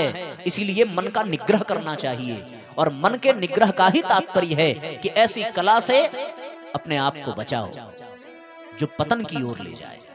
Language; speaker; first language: Hindi; native; Hindi